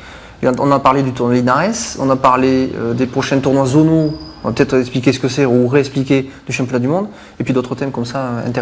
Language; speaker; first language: French; native; French